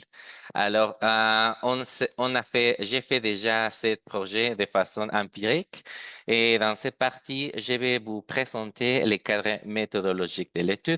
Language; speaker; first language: French; non-native, fluent; Spanish